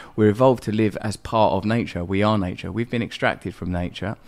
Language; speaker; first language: English; native; English